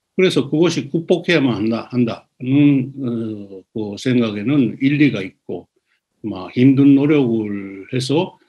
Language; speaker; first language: Korean; early bilingual, other home language; Japanese